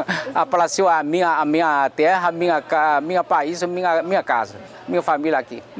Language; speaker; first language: Portuguese; non-native, learner; Chinese